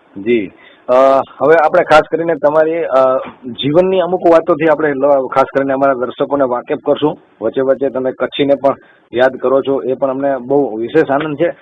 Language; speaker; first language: Gujarati; native; Gujarati